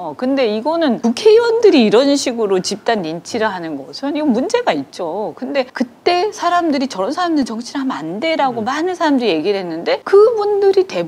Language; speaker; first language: Korean; native; Korean